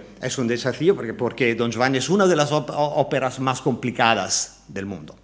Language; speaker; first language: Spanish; non-native, learner; Italian